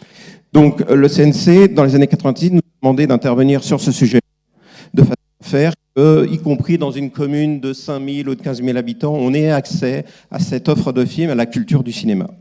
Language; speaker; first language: French; native; French